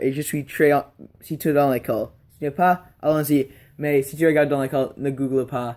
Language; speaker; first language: French; non-native, learner; English